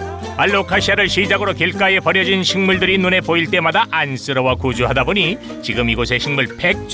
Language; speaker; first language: Korean; native; Korean